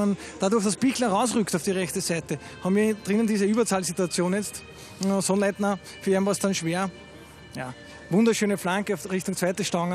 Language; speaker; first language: German; native; German